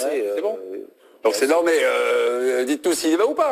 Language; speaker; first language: French; native; French